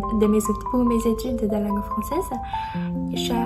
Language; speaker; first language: French; non-native, learner; Chinese